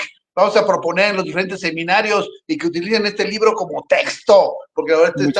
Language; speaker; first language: Spanish; native; Spanish